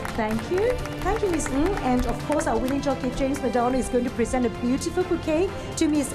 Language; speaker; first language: English; non-native, local second language; Cantonese